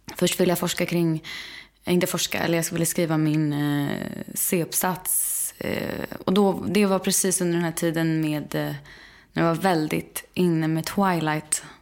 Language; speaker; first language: Swedish; native; Swedish